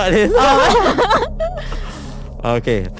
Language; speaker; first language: English; non-native, local second language; Malay